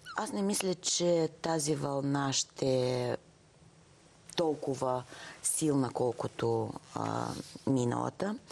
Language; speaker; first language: Bulgarian; native; Bulgarian